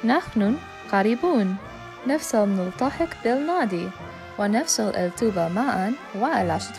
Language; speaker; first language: Arabic; non-native, learner; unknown